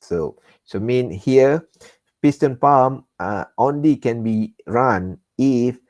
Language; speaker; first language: English; non-native, local second language; Malay